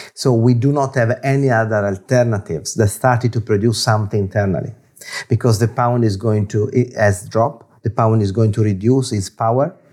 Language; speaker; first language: English; non-native, fluent; Italian